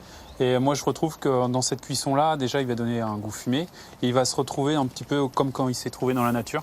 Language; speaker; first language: French; native; French